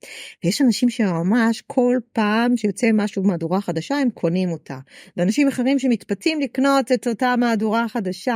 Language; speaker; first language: Hebrew; native; Hebrew